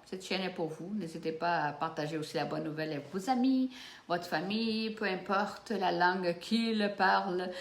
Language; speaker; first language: French; early bilingual, other home language; Portuguese